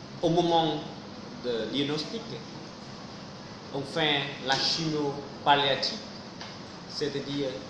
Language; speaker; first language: French; non-native, fluent; Vietnamese